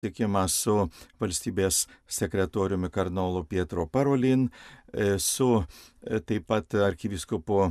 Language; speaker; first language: Lithuanian; native; Lithuanian